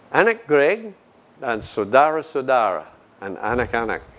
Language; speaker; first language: Indonesian; non-native, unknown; English